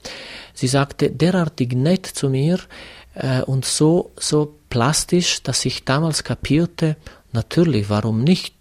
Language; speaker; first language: German; non-native, fluent; Serbian